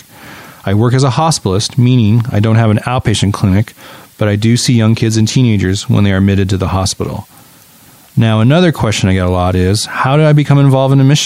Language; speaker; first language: English; native; English